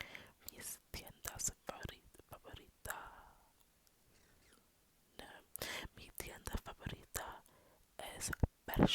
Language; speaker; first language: Spanish; non-native, learner; English